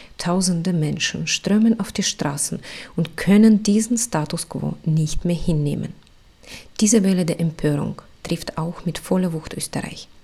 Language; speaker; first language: German; non-native, fluent; Russian